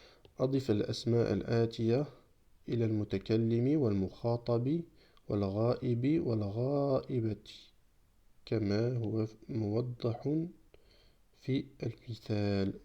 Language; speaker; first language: Arabic; non-native, fluent; French